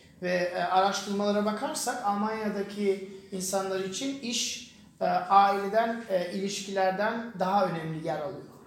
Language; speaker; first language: Turkish; non-native, fluent; German